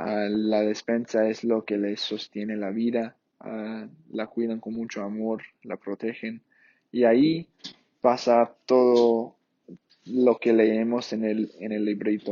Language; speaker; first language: Spanish; non-native, fluent; English